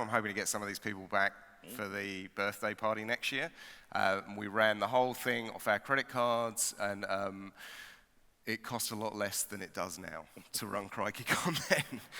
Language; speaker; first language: English; native; English